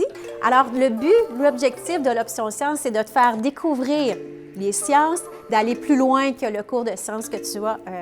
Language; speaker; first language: French; native; French